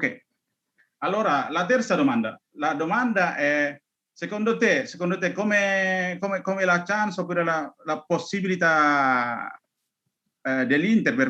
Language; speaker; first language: Italian; non-native, learner; Indonesian